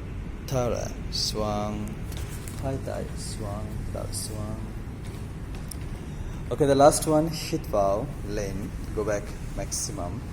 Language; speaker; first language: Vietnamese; non-native, learner; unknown